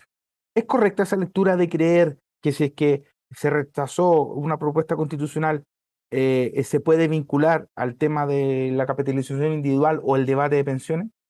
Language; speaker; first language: Spanish; native; Spanish